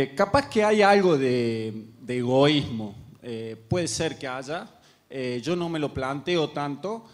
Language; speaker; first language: Spanish; native; Spanish